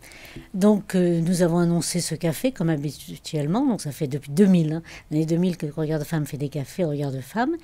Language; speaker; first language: French; native; French